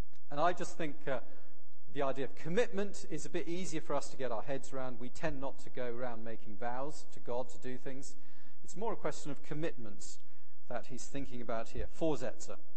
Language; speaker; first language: English; native; English